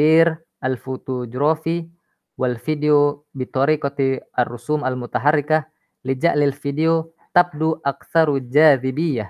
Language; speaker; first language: Arabic; non-native, learner; Indonesian